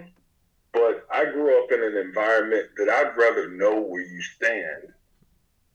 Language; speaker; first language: English; native; English